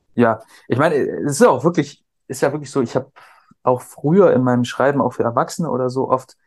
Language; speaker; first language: German; native; German